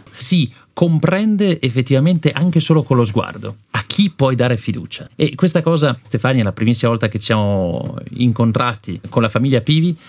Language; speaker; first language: Italian; native; Italian